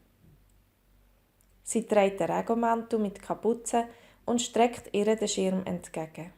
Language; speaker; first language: German; native; German